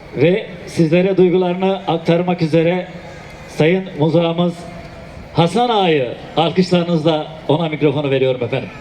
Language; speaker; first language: Turkish; native; Turkish